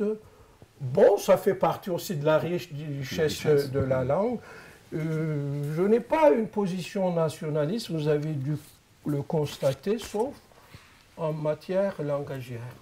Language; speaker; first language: French; non-native, fluent; Turkish